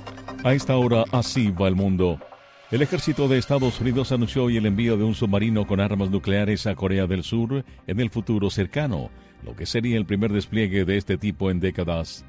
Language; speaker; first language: Spanish; native; Spanish